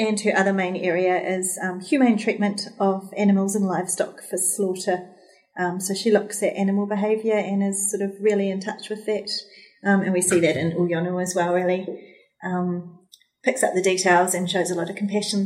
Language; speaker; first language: English; native; English